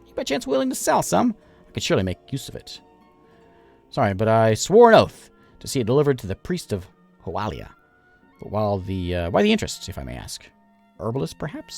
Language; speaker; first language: English; native; English